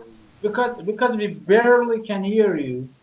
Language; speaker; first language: English; non-native, learner; Persian